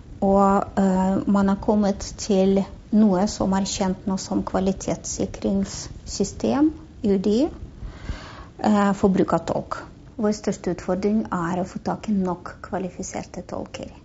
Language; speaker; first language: Norwegian; non-native, fluent; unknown